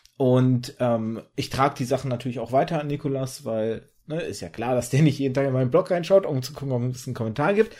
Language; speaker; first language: German; early bilingual, other home language; Russian